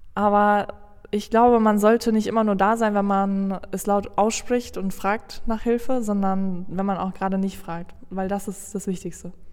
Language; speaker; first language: German; non-native, fluent; Spanish